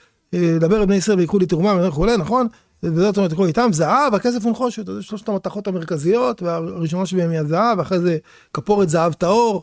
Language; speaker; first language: Hebrew; native; Hebrew